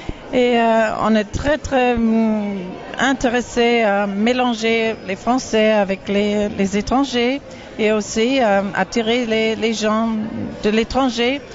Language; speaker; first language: French; non-native, learner; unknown